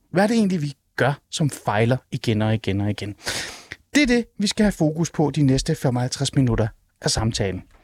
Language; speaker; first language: Danish; early bilingual, other home language; Persian